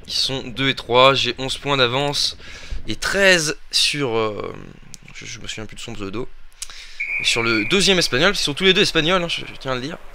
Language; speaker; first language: French; native; French